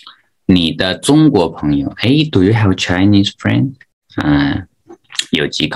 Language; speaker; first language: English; non-native, fluent; Chinese